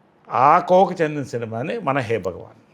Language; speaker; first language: Telugu; native; Telugu